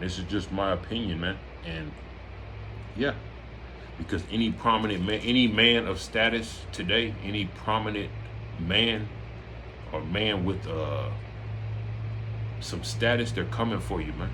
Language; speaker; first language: English; native; English